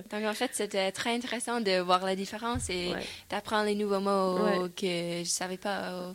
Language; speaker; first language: French; non-native, fluent; English